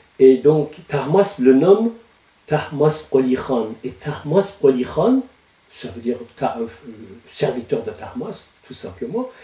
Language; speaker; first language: French; non-native, fluent; Persian